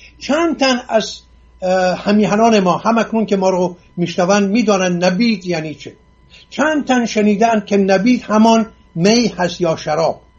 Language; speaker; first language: Persian; non-native, local second language; Assyrian Neo-Aramaic